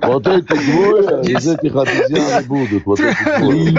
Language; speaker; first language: Russian; native; Russian